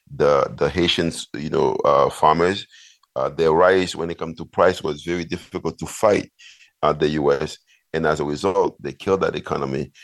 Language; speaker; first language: English; non-native, fluent; Haitian Creole